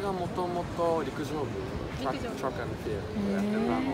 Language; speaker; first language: Japanese; native; Japanese